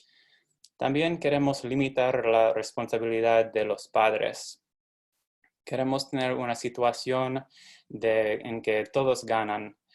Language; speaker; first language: Spanish; non-native, fluent; English